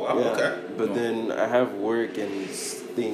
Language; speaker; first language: English; non-native, local second language; Nyanja